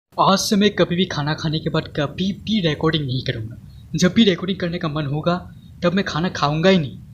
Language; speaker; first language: Hindi; non-native, local second language; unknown